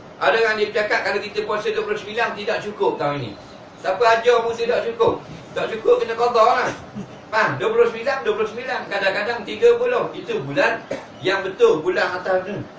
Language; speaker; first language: Malay; native; Malay